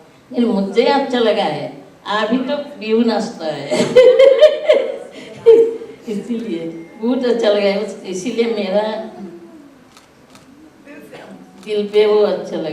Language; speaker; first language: Hindi; non-native, local second language; Assamese